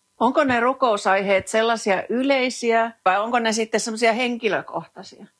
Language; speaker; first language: Finnish; native; Finnish